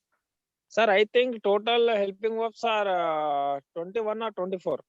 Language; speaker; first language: English; non-native, learner; Telugu